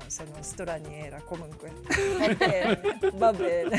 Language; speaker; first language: Italian; non-native, learner; Japanese